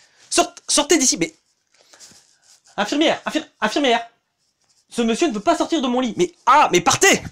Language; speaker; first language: French; native; French